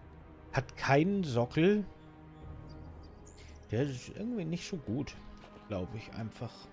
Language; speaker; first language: German; native; German